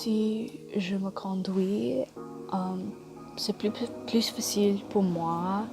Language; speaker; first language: French; non-native, learner; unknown